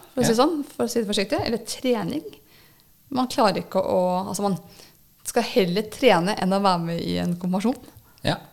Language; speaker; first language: Norwegian; native; Norwegian